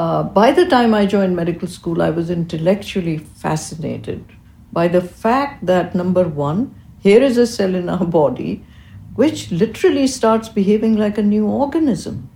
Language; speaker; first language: English; non-native, local second language; Urdu